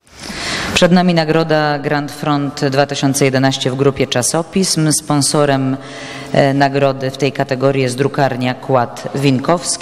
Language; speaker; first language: Polish; native; Polish